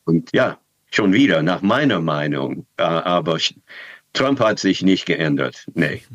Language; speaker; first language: German; non-native, fluent; English